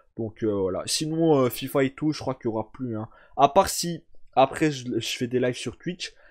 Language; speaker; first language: French; early bilingual, other home language; Turkish